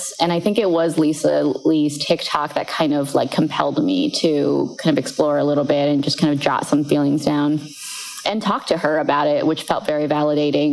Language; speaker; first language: English; native; English